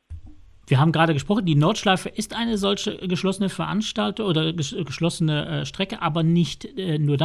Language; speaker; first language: German; native; German